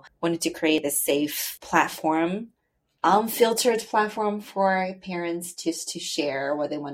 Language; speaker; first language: English; non-native, fluent; Chinese